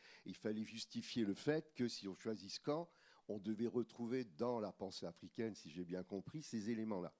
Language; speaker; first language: French; native; French